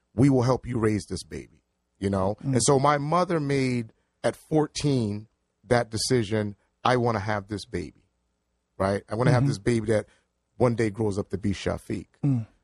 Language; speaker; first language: English; native; English